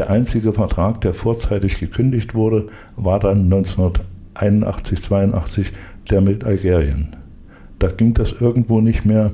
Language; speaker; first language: German; native; German